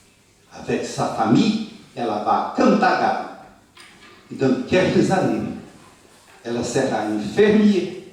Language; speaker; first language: French; non-native, fluent; Portuguese